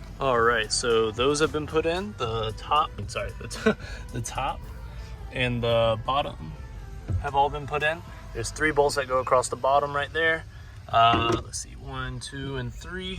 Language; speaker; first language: English; native; English